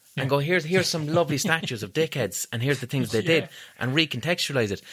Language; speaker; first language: English; native; English